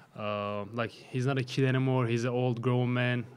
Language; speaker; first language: English; non-native, fluent; Turkish